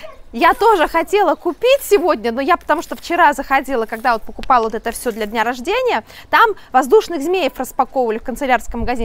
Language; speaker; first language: Russian; native; Russian